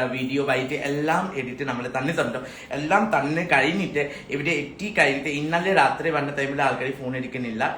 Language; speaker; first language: Malayalam; non-native, local second language; Hindi